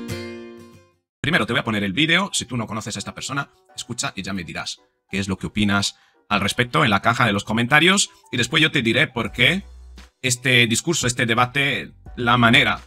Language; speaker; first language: Spanish; native; Spanish